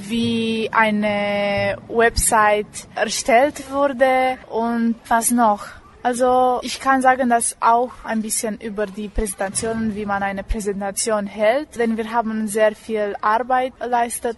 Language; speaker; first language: German; non-native, local second language; Romanian